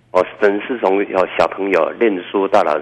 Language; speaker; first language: Chinese; native; Chinese